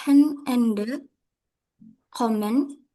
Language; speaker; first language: German; non-native, learner; Indonesian